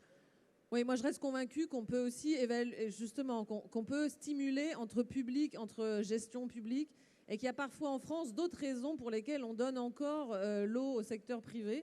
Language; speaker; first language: French; native; French